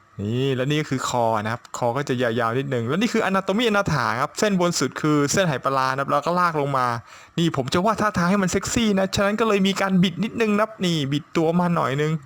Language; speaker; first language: Thai; native; Thai